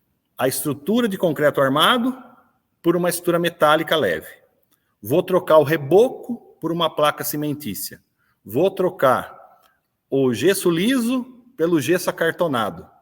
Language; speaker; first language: Portuguese; native; Portuguese